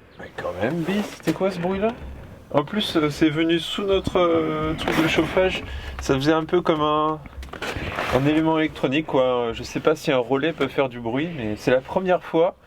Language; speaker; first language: French; native; French